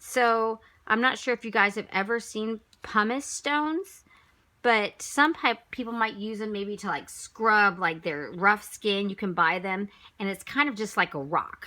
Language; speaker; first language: English; native; English